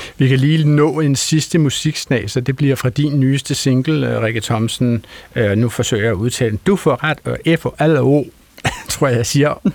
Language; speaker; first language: Danish; native; Danish